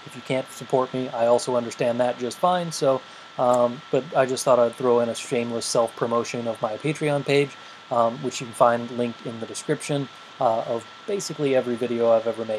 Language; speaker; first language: English; native; English